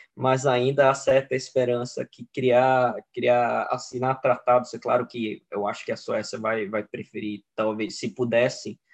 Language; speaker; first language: Portuguese; non-native, fluent; Swedish